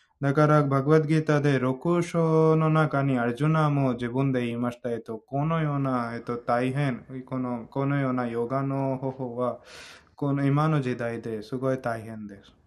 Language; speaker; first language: Japanese; non-native, learner; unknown